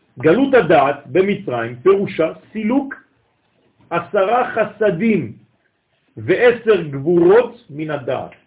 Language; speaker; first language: Hebrew; non-native, fluent; French